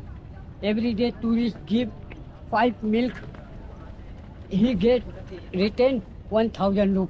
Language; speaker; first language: English; non-native, learner; Hindi